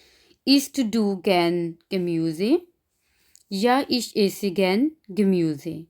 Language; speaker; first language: German; non-native, fluent; Urdu